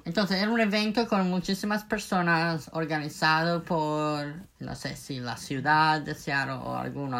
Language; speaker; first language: Spanish; non-native, fluent; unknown